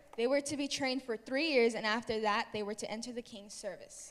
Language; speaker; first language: English; native; English